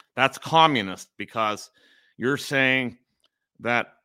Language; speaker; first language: English; native; English